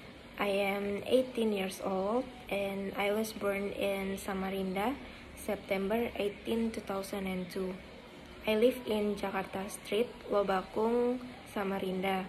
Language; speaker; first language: English; non-native, learner; Indonesian